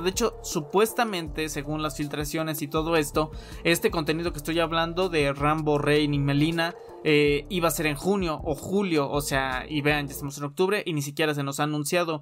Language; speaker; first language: Spanish; native; Spanish